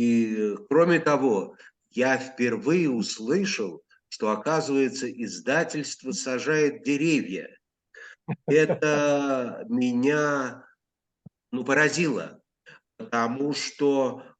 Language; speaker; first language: Russian; native; Russian